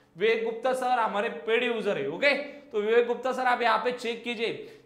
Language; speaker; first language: Hindi; non-native, local second language; Marathi